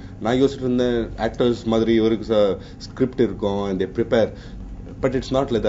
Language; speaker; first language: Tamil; non-native, learner; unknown